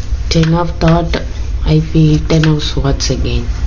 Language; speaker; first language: English; non-native, local second language; Tamil